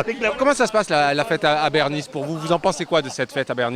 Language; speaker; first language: French; native; French